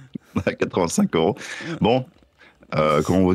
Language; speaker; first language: French; native; French